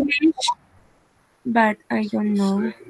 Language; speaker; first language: English; non-native, learner; Spanish